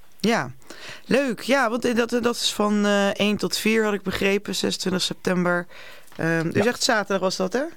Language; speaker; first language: Dutch; native; Dutch